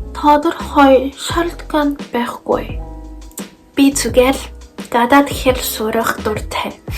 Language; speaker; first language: Mongolian; non-native, learner; Spanish